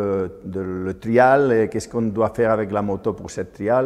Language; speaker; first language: French; non-native, fluent; Spanish